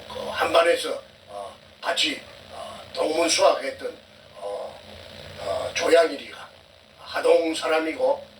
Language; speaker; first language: Korean; native; Korean